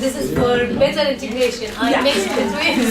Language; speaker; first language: English; non-native, learner; Arabic